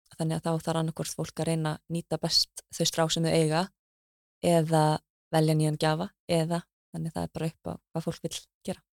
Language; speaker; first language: Icelandic; native; Icelandic